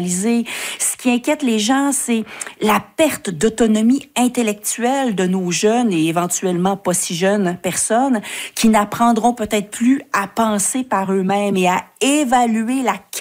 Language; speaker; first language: French; native; French